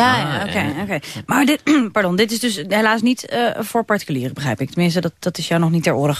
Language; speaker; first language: Dutch; native; Dutch